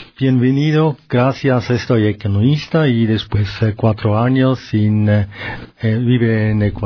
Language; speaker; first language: Spanish; non-native, learner; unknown